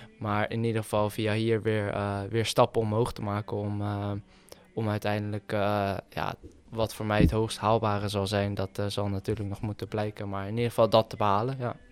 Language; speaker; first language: Dutch; native; Dutch